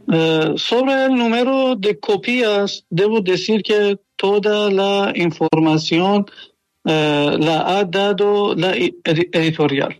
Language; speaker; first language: Spanish; non-native, learner; Persian